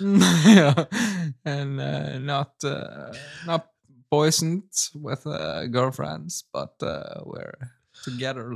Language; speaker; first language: English; non-native, learner; Norwegian